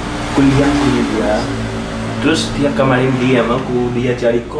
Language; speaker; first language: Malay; non-native, learner; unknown